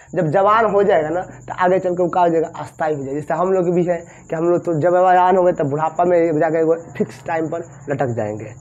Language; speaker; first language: Hindi; native; Hindi